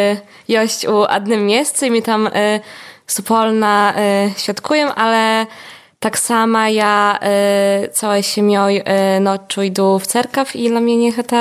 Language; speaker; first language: Polish; non-native, local second language; Belarusian